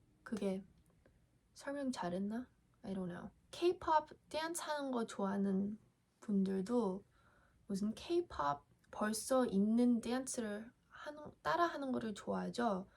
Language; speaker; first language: Korean; early bilingual, heritage; English